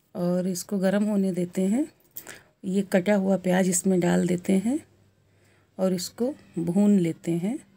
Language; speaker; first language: Hindi; native; Hindi